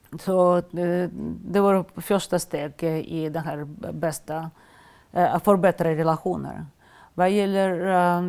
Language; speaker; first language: Swedish; non-native, fluent; Russian